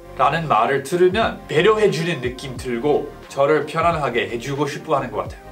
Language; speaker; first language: Korean; non-native, fluent; English